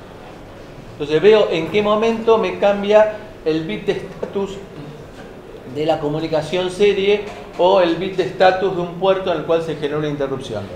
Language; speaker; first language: Spanish; native; Spanish